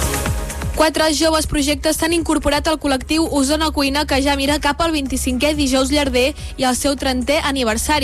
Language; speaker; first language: Catalan; native; Catalan